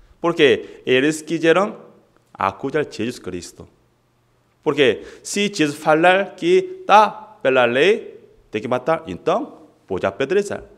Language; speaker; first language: Portuguese; non-native, fluent; Korean